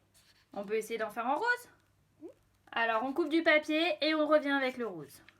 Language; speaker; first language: French; native; French